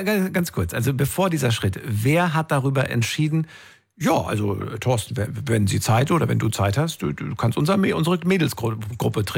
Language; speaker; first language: German; native; German